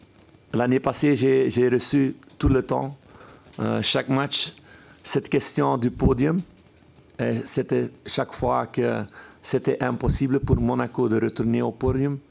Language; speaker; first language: French; non-native, fluent; Dutch